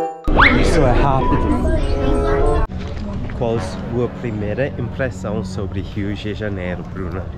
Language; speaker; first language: Portuguese; non-native, learner; English